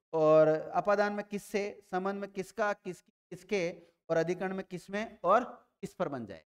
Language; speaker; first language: Hindi; native; Hindi